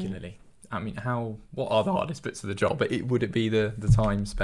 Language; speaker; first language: English; native; English